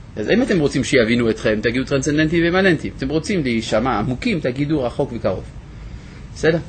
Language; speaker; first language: Hebrew; non-native, fluent; French